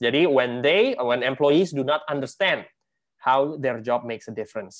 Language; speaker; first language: English; non-native, fluent; Indonesian